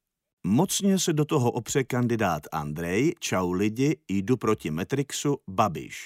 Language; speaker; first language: Czech; native; Czech